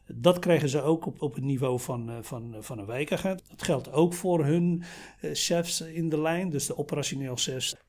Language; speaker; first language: Dutch; non-native, fluent; Arabic